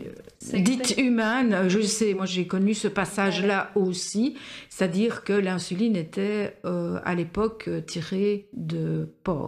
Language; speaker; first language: French; native; French